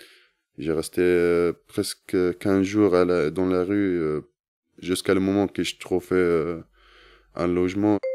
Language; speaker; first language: French; non-native, learner; Arabic